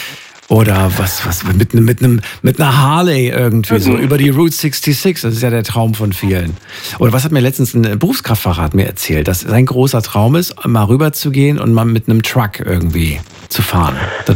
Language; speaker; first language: German; native; German